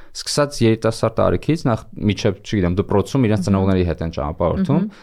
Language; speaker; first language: Armenian; native; Armenian